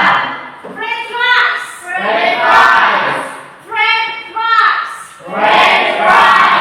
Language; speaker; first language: English; non-native, learner; Indonesian